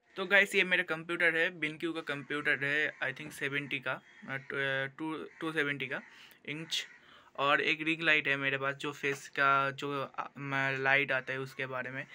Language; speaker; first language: Hindi; non-native, local second language; Bangla